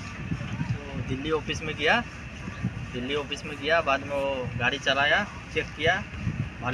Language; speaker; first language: Hindi; non-native, local second language; Bangla